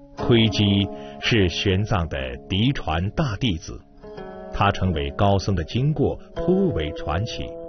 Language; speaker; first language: Chinese; native; Chinese